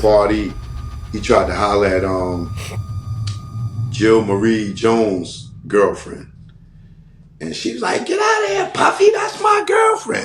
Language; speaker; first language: English; native; English